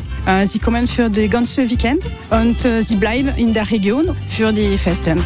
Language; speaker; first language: German; non-native, learner; French